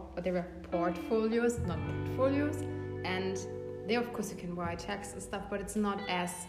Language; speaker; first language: English; non-native, fluent; German